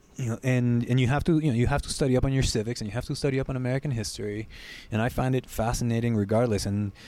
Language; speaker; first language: English; non-native, fluent; Spanish